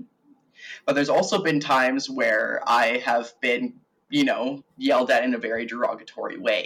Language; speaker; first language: English; native; English